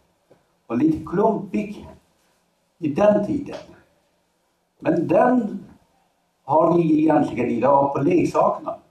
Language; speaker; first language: Swedish; non-native, fluent; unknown